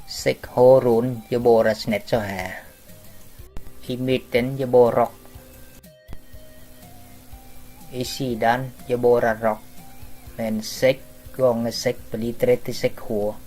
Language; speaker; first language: Swedish; non-native, learner; Vietnamese